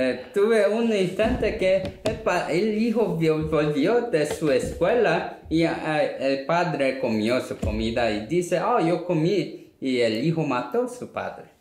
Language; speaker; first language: Spanish; non-native, learner; Korean